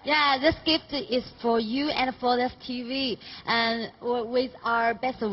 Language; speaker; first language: English; non-native, learner; Chinese